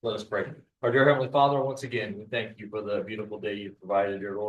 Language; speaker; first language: English; native; English